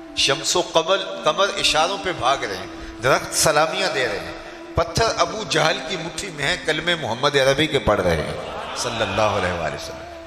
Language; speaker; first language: Urdu; non-native, local second language; Punjabi